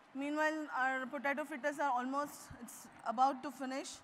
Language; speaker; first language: English; non-native, local second language; Urdu